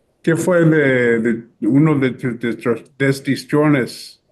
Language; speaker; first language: Spanish; early bilingual, heritage; English